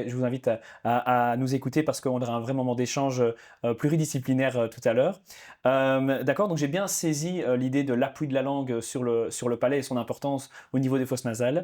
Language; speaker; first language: French; native; French